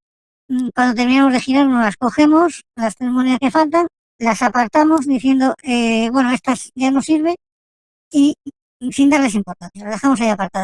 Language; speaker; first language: Spanish; native; Spanish